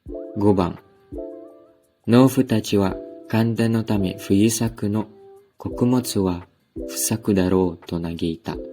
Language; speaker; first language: Japanese; non-native, learner; Indonesian